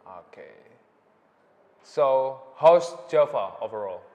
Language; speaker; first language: English; non-native, learner; Indonesian